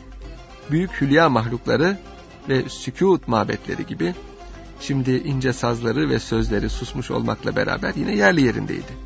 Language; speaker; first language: Turkish; native; Turkish